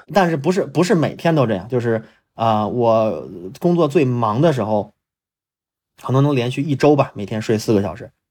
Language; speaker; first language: Chinese; native; Chinese